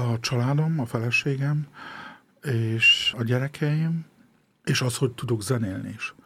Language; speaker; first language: Hungarian; early bilingual, heritage; Hungarian